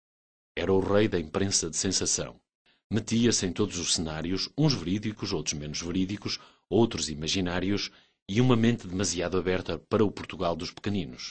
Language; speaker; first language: Portuguese; native; Portuguese